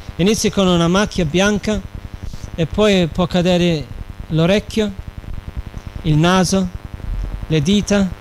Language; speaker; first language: Italian; non-native, fluent; English